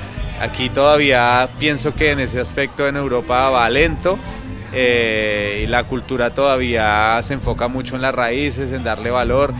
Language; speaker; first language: Spanish; native; Spanish